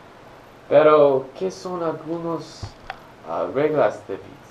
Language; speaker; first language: Spanish; non-native, learner; English